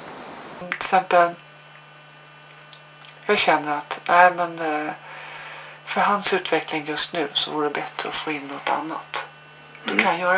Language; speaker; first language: Swedish; native; Swedish